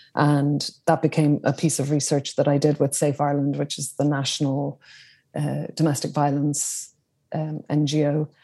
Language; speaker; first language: English; native; English